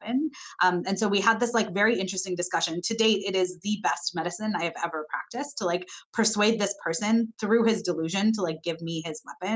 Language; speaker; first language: English; non-native, local second language; Malayalam